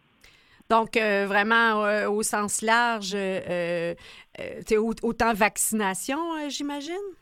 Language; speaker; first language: French; native; French